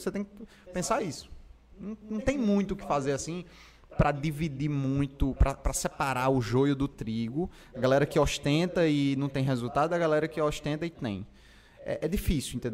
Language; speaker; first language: Portuguese; native; Portuguese